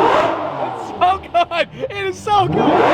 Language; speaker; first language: English; native; English